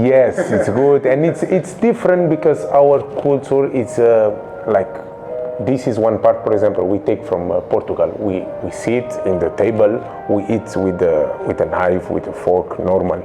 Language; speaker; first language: English; non-native, local second language; Kabuverdianu